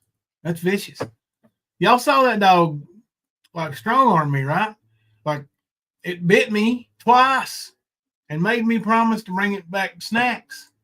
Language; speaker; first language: English; native; English